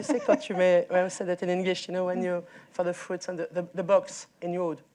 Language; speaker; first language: English; non-native, learner; French